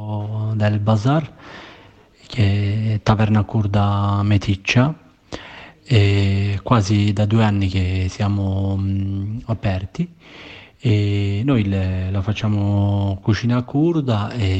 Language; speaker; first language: Italian; non-native, learner; Kurdish